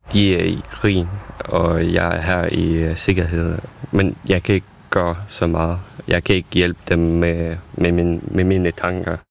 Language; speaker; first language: Danish; non-native, fluent; Ukrainian